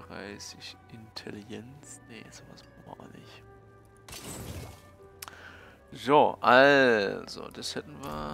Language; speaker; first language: German; native; German